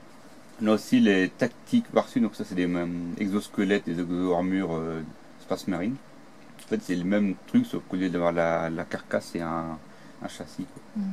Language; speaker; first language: French; native; French